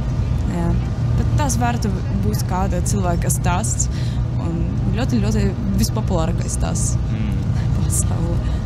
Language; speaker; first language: Latvian; non-native, local second language; Russian